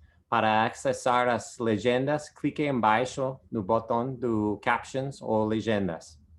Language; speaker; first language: Portuguese; non-native, fluent; English